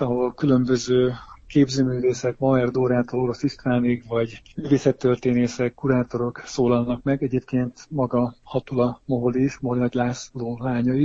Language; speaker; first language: Hungarian; native; Hungarian